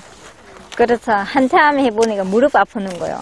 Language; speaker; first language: Korean; non-native, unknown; Vietnamese